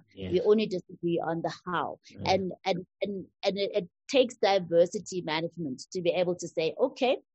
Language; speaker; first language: English; non-native, local second language; Tswana